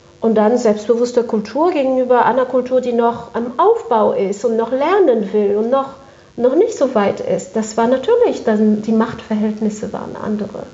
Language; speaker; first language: German; non-native, fluent; French